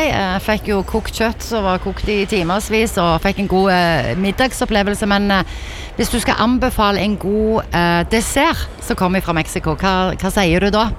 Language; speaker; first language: Norwegian; native; Norwegian